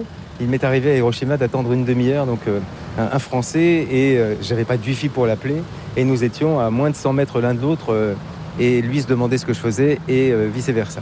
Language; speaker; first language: French; native; French